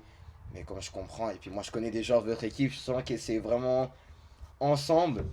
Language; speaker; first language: French; native; French